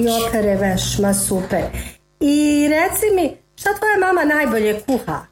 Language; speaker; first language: Croatian; native; Croatian